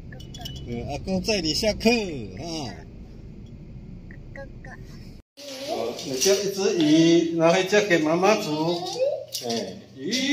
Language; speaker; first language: Chinese; non-native, local second language; Min Nan Chinese